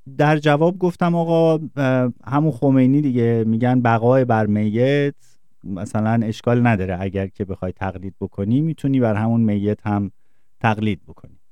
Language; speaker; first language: Persian; native; Persian